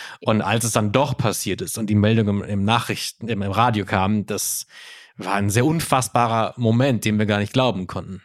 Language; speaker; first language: German; native; German